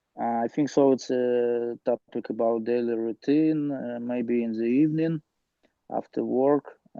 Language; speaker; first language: English; non-native, learner; Russian